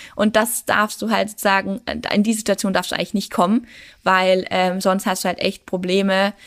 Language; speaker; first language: German; native; German